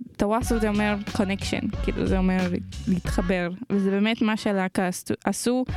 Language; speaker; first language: Hebrew; non-native, local second language; Arabic